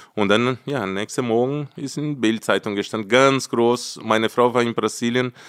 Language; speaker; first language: German; non-native, fluent; Portuguese